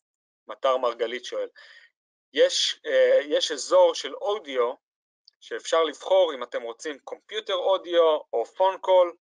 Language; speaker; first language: Hebrew; native; Hebrew